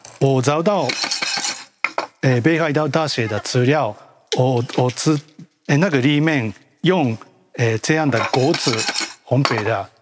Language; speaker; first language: Chinese; non-native, learner; Japanese